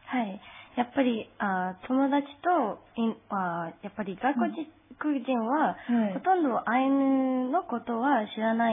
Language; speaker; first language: Japanese; non-native, fluent; English